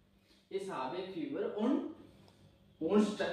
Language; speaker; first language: German; non-native, learner; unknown